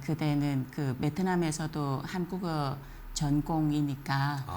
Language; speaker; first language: Korean; non-native, fluent; Vietnamese